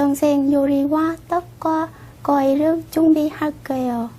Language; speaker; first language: Korean; non-native, learner; Vietnamese